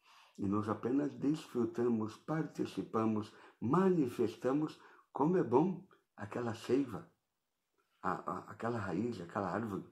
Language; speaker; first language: Portuguese; native; Portuguese